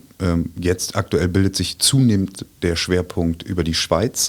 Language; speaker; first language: German; native; German